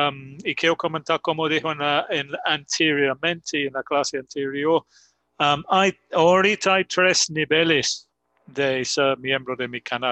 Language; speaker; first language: Spanish; non-native, fluent; English